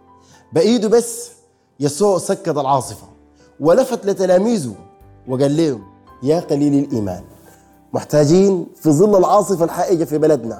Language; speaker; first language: Arabic; native; Arabic